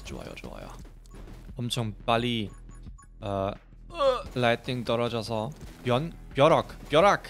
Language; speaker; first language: Korean; non-native, fluent; German